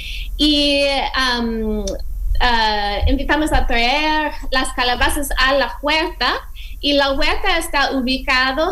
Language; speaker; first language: Spanish; non-native, fluent; English